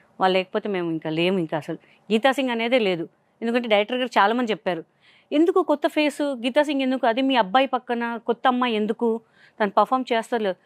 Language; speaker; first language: Telugu; non-native, local second language; Hindi